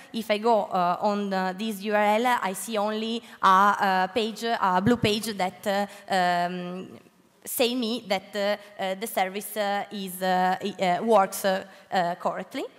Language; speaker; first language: English; non-native, learner; Italian